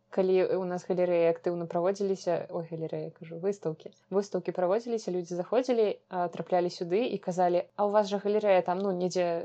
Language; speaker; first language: Belarusian; native; Belarusian